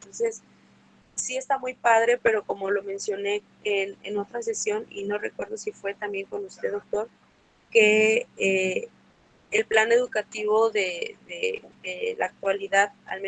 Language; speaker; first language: Spanish; native; Spanish